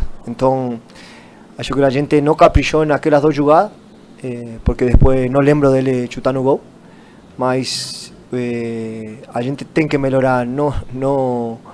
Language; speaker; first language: Portuguese; non-native, fluent; Spanish